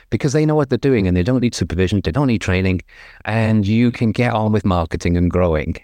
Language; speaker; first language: English; native; English